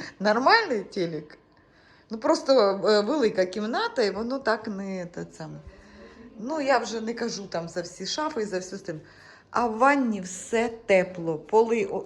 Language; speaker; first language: Ukrainian; native; Ukrainian